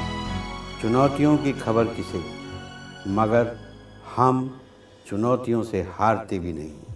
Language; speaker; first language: Hindi; native; Hindi